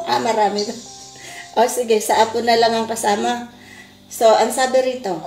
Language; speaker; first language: Filipino; native; Filipino